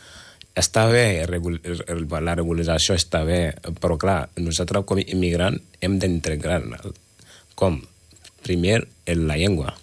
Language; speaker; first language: Catalan; non-native, learner; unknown